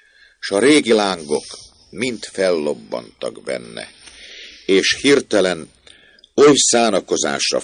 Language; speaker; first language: Hungarian; native; Hungarian